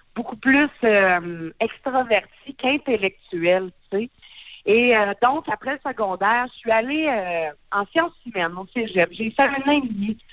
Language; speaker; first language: French; native; French